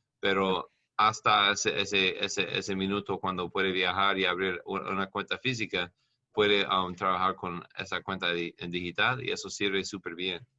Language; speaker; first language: Spanish; non-native, learner; English